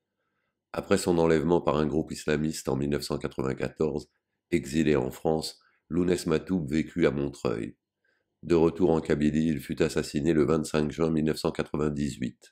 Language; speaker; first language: French; native; French